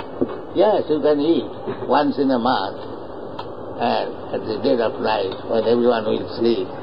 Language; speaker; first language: English; non-native, local second language; Bangla